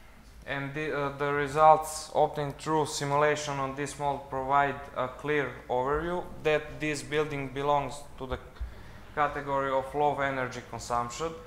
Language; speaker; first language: English; non-native, fluent; Serbian